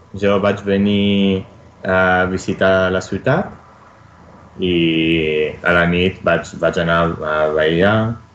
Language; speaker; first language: Catalan; non-native, learner; Italian